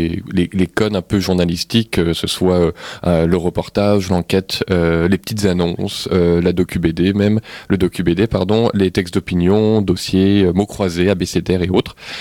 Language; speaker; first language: French; native; French